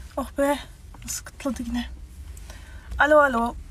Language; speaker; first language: Turkish; early bilingual, heritage; Turkish